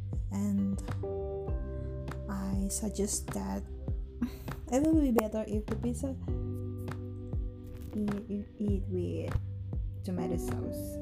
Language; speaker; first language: English; non-native, learner; Indonesian